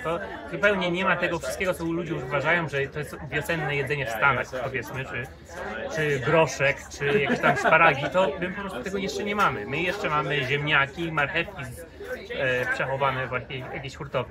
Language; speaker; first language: Polish; early bilingual, heritage; English